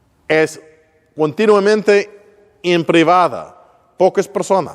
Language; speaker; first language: Spanish; non-native, learner; English